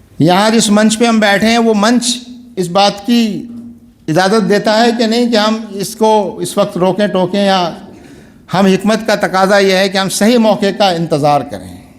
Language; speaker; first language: Urdu; native; Urdu